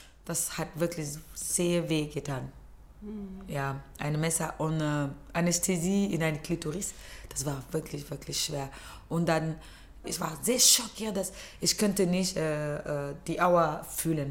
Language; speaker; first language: German; non-native, learner; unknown